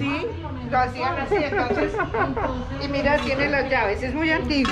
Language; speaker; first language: Spanish; native; Spanish